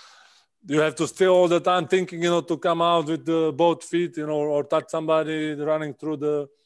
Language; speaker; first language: English; non-native, fluent; Czech